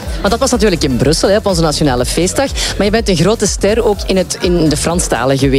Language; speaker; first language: Dutch; native; Dutch